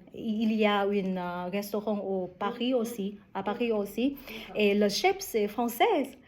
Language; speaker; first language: French; non-native, learner; Vietnamese